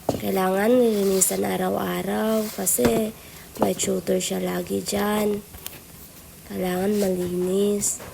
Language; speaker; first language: Filipino; non-native, local second language; Cebuano